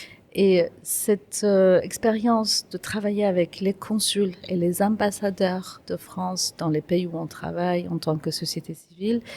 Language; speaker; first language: French; non-native, fluent; Kurdish